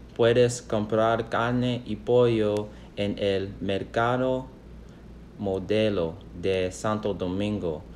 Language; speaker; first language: Spanish; non-native, learner; English